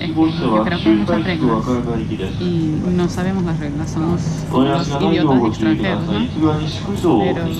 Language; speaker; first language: Spanish; non-native, fluent; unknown